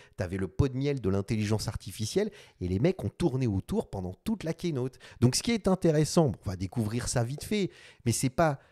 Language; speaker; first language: French; native; French